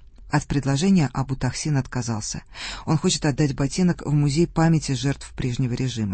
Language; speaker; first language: Russian; native; Russian